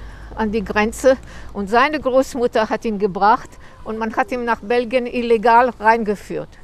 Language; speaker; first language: German; early bilingual, heritage; German